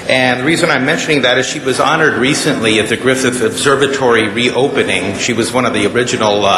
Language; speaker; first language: English; native; English